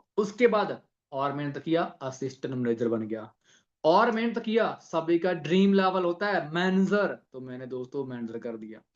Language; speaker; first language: Hindi; non-native, local second language; Punjabi